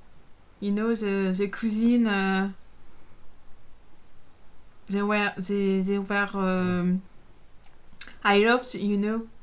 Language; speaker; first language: English; non-native, learner; French